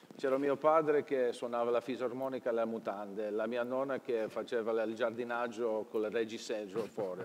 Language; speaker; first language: Italian; early bilingual, heritage; Italian